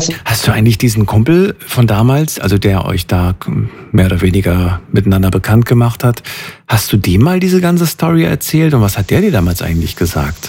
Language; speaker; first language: German; native; German